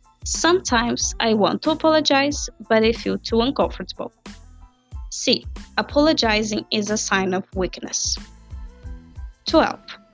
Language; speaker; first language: English; non-native, fluent; Portuguese